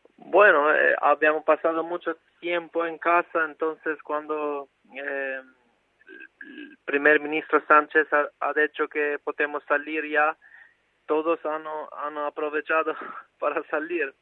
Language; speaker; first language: Spanish; non-native, fluent; Albanian